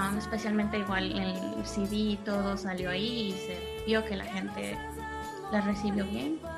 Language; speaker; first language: Spanish; early bilingual, heritage; Spanish